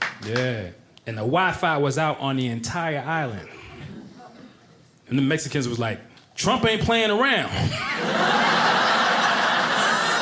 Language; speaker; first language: English; native; English